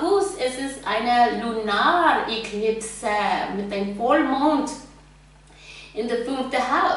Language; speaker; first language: German; non-native, fluent; English